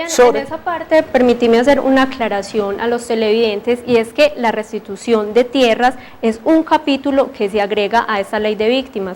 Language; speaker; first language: Spanish; native; Spanish